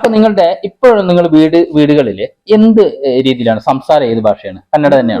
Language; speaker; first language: Malayalam; native; Malayalam